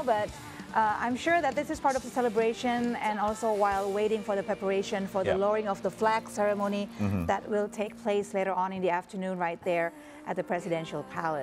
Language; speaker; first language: English; non-native, local second language; Indonesian